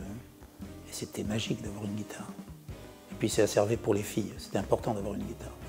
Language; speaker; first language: French; native; French